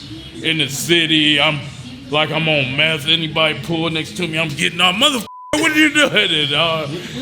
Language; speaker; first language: English; native; English